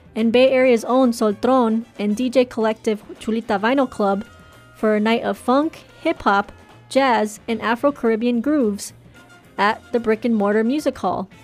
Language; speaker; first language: English; native; English